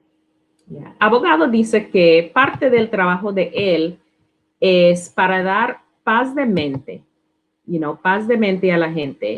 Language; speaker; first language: Spanish; non-native, learner; English